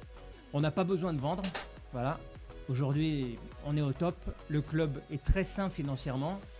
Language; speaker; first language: French; native; French